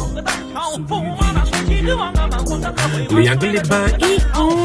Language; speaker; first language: Chinese; non-native, learner; English